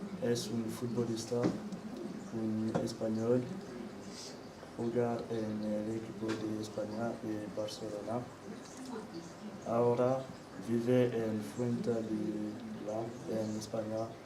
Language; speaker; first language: Spanish; non-native, learner; French